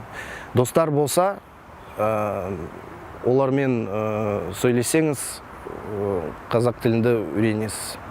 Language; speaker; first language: Kazakh; non-native, local second language; Russian